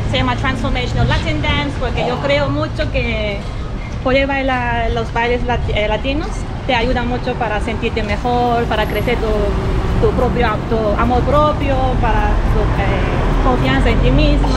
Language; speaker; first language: Spanish; non-native, fluent; German